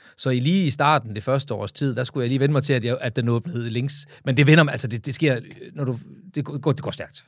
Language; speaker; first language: Danish; native; Danish